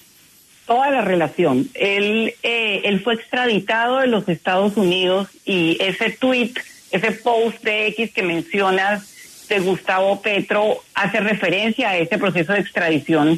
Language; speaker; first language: Spanish; native; Spanish